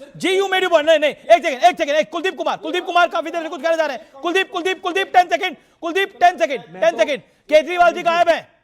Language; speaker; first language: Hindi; native; Hindi